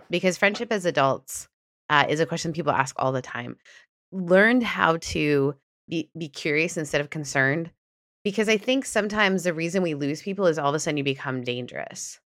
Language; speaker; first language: English; native; English